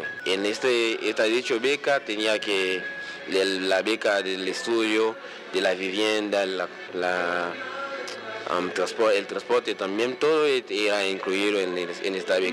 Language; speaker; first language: Spanish; non-native, local second language; Haitian Creole